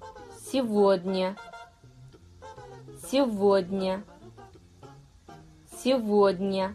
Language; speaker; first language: Russian; non-native, fluent; Kazakh